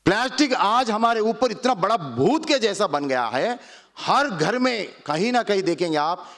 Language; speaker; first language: Hindi; non-native, local second language; Telugu